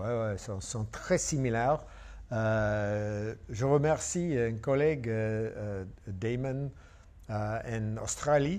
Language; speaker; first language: French; non-native, fluent; English